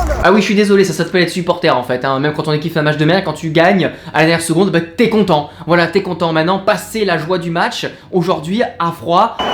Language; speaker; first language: French; native; French